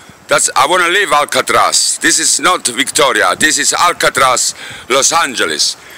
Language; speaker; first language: English; non-native, fluent; Italian